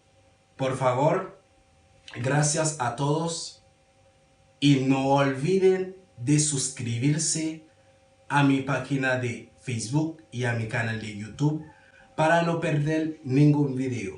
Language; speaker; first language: Spanish; non-native, learner; Haitian Creole